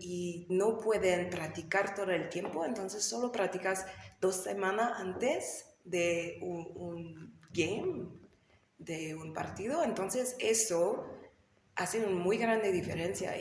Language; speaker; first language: Spanish; non-native, learner; English